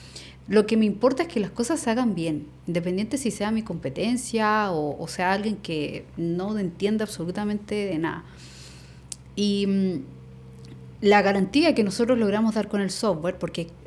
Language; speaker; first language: Spanish; native; Spanish